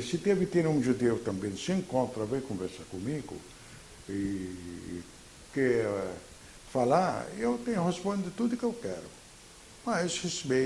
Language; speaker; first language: Portuguese; non-native, fluent; Arabic